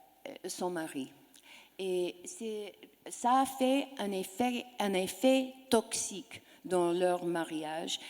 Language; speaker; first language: French; non-native, learner; English